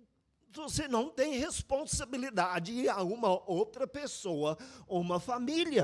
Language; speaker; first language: Portuguese; non-native, fluent; English